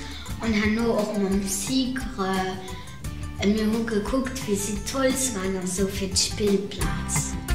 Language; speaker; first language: German; non-native, local second language; Luxembourgish